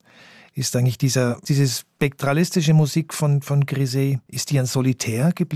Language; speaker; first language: German; native; German